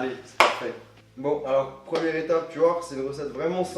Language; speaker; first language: French; native; French